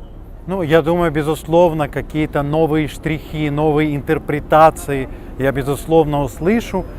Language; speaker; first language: Russian; native; Russian